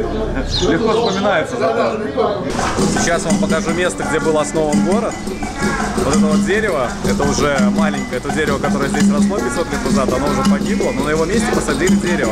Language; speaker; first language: Russian; native; Russian